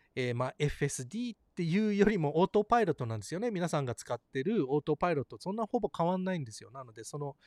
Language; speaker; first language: Japanese; early bilingual, heritage; Japanese